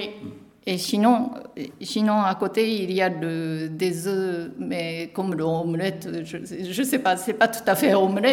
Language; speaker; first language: French; non-native, learner; Japanese